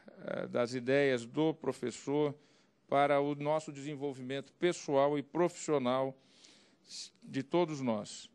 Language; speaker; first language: Portuguese; native; Portuguese